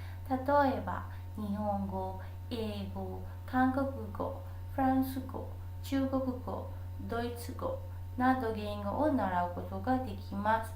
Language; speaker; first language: Japanese; non-native, learner; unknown